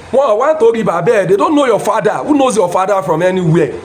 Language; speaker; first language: English; non-native, local second language; Yoruba